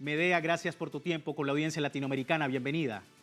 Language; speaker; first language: Spanish; native; Spanish